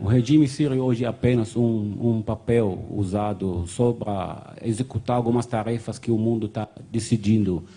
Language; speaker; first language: Portuguese; non-native, fluent; Arabic